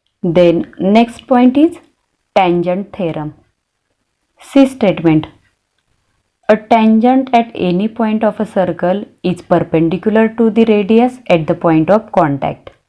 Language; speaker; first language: English; non-native, local second language; Marathi